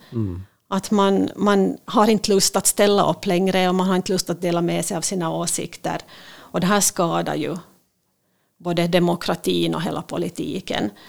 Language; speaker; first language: Swedish; native; Swedish